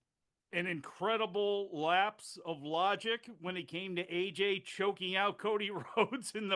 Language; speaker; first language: English; native; English